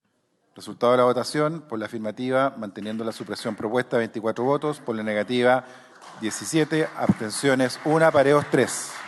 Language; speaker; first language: Spanish; native; Spanish